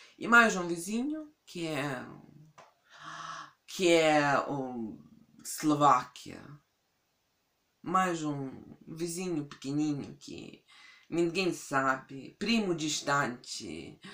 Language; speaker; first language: Portuguese; non-native, fluent; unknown